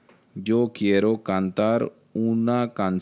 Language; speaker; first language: Spanish; non-native, learner; Hindi